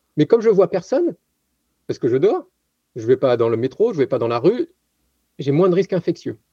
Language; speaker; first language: French; native; French